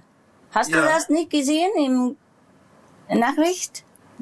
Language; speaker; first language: German; non-native, learner; Vietnamese